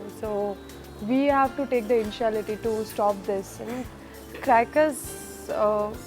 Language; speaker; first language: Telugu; non-native, local second language; Kannada